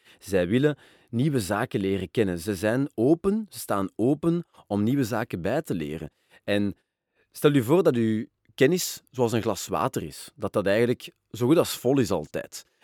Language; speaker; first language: Dutch; non-native, local second language; French